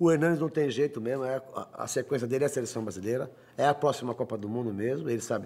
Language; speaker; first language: Portuguese; native; Portuguese